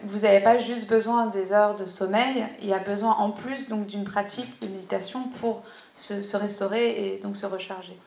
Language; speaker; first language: French; native; French